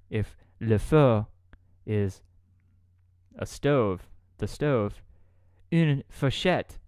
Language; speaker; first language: French; non-native, learner; English